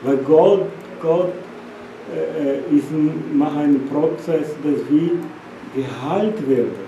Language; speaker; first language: German; non-native, learner; Portuguese